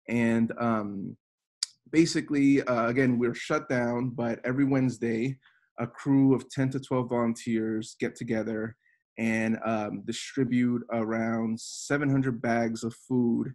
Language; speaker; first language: English; native; English